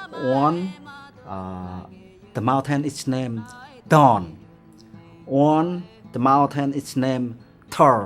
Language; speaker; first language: English; non-native, learner; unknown